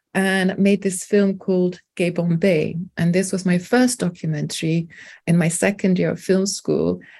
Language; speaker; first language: English; non-native, local second language; French